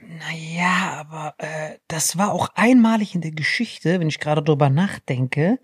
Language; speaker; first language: German; native; German